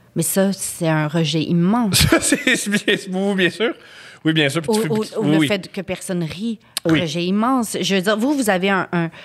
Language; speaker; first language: French; native; French